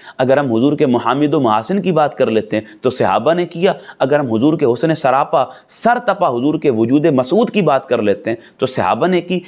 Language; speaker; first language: Urdu; non-native, local second language; Punjabi